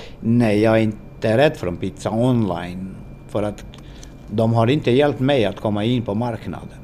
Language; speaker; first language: Swedish; non-native, fluent; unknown